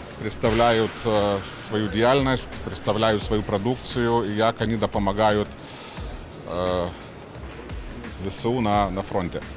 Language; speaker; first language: Ukrainian; non-native, learner; Lithuanian